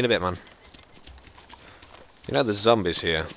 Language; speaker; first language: English; native; English